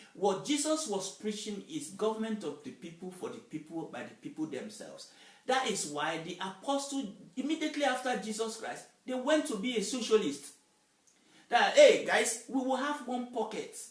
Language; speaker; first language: English; non-native, local second language; Yoruba